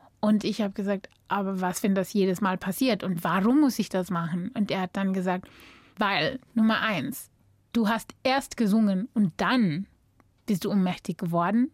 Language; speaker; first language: German; non-native, fluent; English